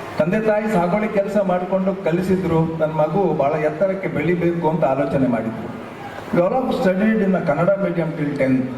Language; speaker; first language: Kannada; native; Kannada